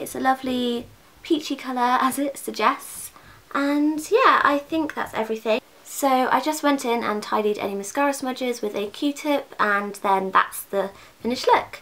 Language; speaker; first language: English; native; English